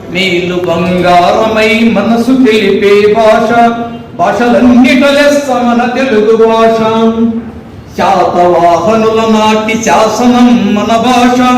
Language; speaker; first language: Telugu; native; Telugu